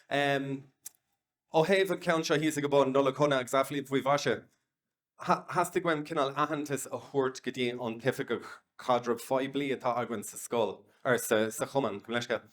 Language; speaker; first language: Irish; non-native, local second language; English